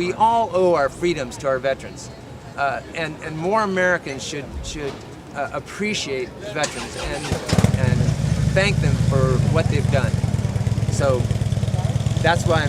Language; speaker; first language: English; native; English